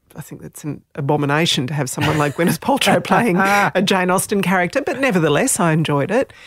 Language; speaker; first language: English; non-native, local second language; Slovenian